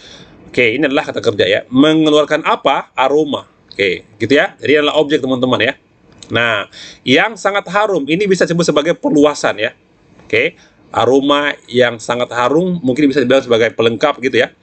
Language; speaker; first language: Indonesian; native; Indonesian